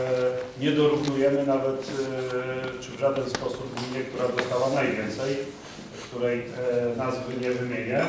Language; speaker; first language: Polish; native; Polish